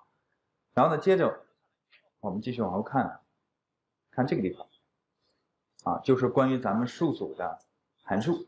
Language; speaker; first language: Chinese; native; Chinese